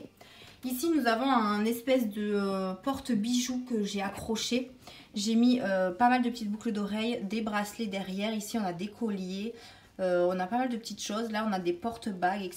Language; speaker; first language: French; native; French